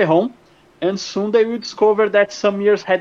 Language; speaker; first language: English; non-native, fluent; Portuguese